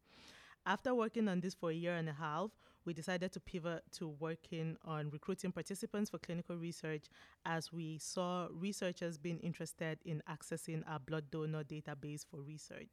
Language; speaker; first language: English; non-native, local second language; French